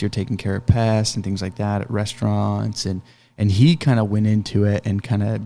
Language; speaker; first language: English; native; English